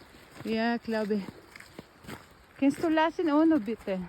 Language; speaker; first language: German; non-native, learner; Filipino